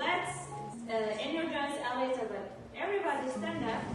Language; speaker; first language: English; non-native, fluent; Uzbek